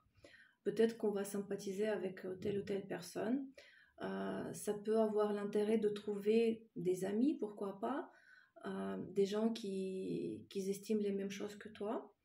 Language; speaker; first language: French; non-native, fluent; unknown